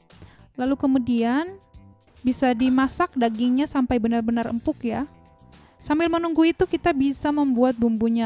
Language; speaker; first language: Indonesian; native; Indonesian